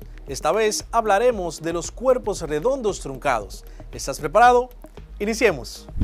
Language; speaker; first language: Spanish; native; Spanish